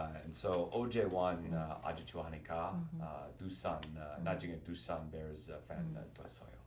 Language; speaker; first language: Korean; non-native, learner; English